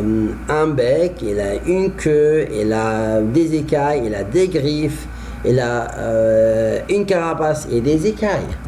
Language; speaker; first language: French; non-native, fluent; Arabic